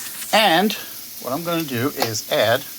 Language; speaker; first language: English; native; English